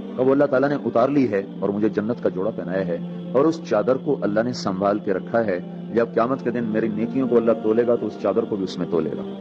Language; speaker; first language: Urdu; non-native, local second language; Punjabi